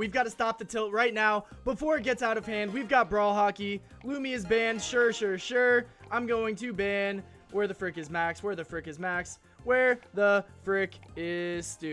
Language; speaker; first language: English; native; English